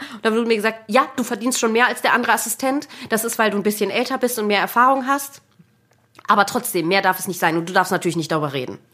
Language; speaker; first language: German; native; German